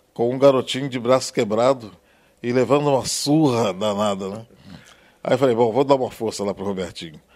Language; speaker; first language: Portuguese; native; Portuguese